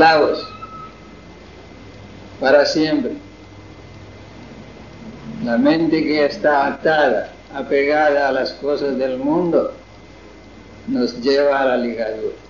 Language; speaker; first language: Spanish; non-native, fluent; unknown